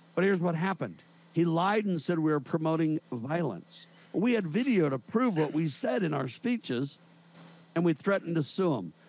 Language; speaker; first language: English; native; English